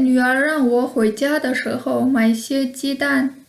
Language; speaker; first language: Chinese; non-native, fluent; Kyrgyz